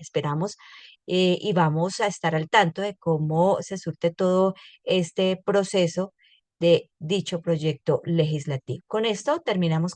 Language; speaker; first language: Spanish; native; Spanish